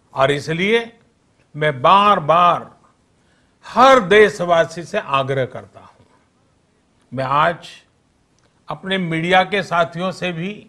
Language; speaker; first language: Hindi; non-native, local second language; Gujarati